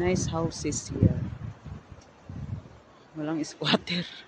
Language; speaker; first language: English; non-native, local second language; Filipino